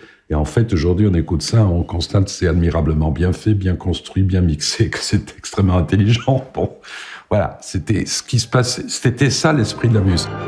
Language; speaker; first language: French; native; French